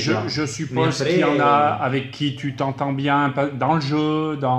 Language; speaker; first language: French; native; French